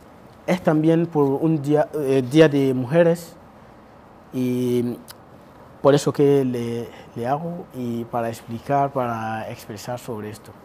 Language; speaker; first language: Spanish; non-native, fluent; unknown